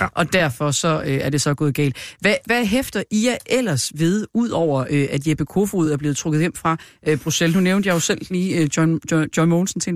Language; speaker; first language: Danish; native; Danish